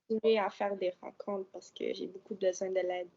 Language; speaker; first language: French; non-native, local second language; English